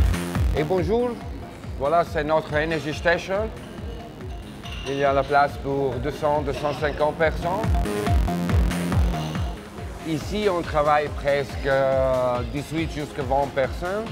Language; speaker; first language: French; non-native, learner; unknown